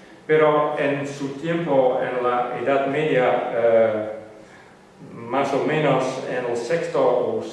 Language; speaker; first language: Spanish; non-native, learner; Western Frisian